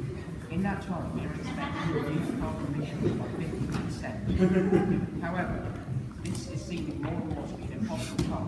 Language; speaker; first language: English; native; English